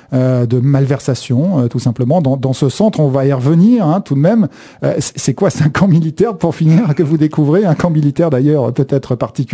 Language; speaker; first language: French; native; French